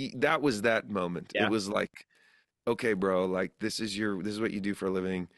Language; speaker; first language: English; native; English